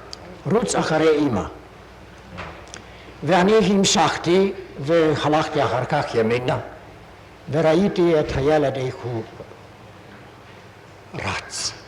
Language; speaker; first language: Hebrew; non-native, fluent; Hungarian